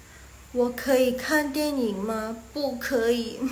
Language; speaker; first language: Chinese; non-native, fluent; Indonesian